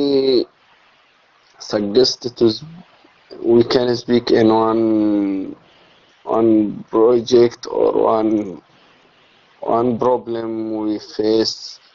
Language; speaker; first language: English; non-native, learner; Arabic